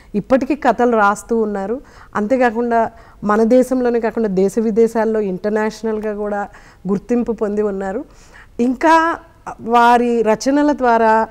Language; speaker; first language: Telugu; native; Telugu